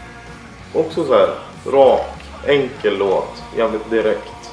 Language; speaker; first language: Swedish; native; Swedish